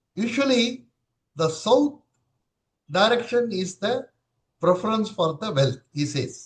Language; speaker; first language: English; non-native, local second language; Tamil